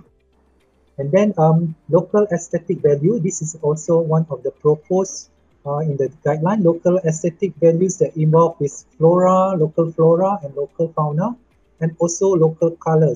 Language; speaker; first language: English; non-native, local second language; Malay